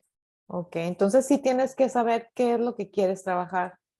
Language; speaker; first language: Spanish; native; Spanish